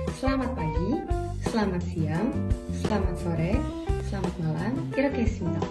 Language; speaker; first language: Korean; non-native, fluent; Indonesian